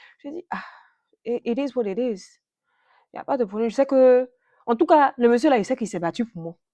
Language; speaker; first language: French; native; French